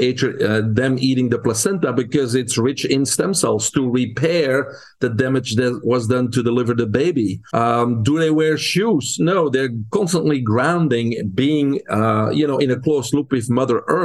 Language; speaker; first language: English; non-native, fluent; Dutch